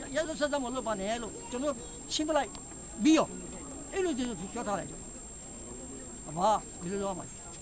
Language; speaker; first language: Burmese; non-native, local second language; Rohingya